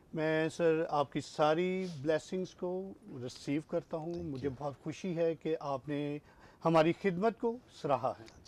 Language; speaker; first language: Urdu; non-native, local second language; Punjabi